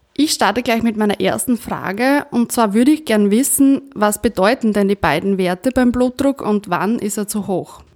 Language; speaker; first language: German; native; German